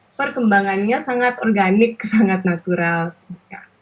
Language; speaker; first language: Indonesian; non-native, local second language; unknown